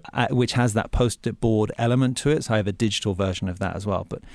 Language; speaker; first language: English; native; English